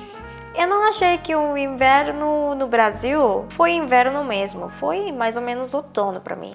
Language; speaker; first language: Portuguese; non-native, fluent; Korean